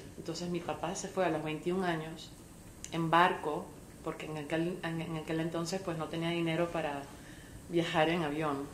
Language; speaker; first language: Spanish; early bilingual, heritage; Spanish